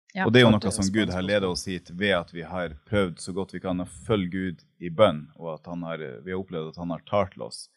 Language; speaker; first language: Norwegian; native; Norwegian